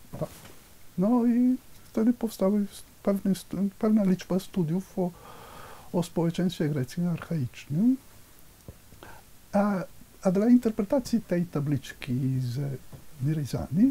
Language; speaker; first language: Polish; non-native, fluent; Italian